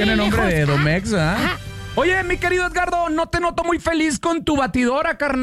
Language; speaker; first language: Spanish; native; Spanish